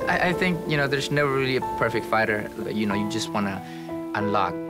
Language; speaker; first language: English; early bilingual, other home language; Cebuano